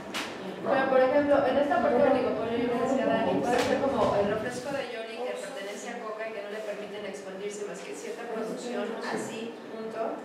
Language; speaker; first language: Spanish; native; Spanish